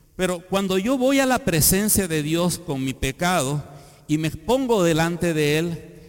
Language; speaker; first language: Spanish; native; Spanish